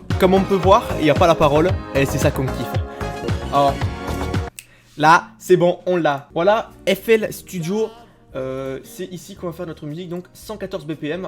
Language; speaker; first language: French; native; French